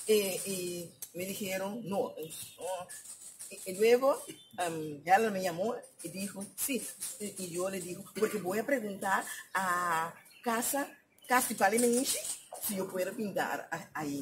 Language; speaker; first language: Spanish; non-native, learner; Papiamento